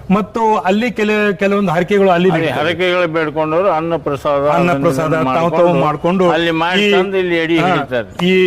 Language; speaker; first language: Kannada; non-native, local second language; Marathi